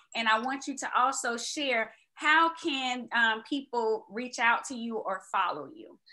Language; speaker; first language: English; native; English